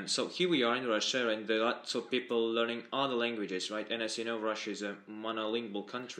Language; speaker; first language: English; non-native, fluent; Russian